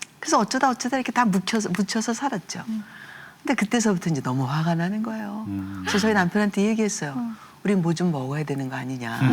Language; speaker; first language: Korean; native; Korean